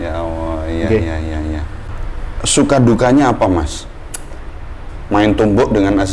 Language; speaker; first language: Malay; non-native, local second language; Javanese